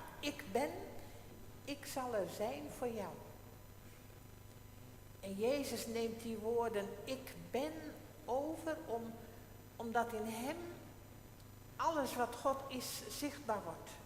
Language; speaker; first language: Dutch; non-native, local second language; Western Frisian